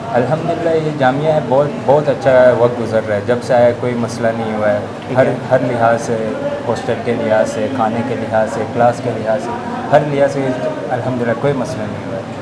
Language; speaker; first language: Urdu; non-native, fluent; Morisyen